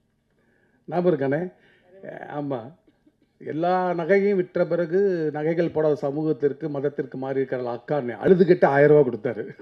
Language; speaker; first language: Tamil; native; Tamil